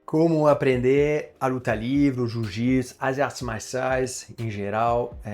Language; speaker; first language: Portuguese; non-native, fluent; French